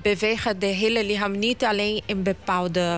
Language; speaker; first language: Dutch; non-native, learner; Portuguese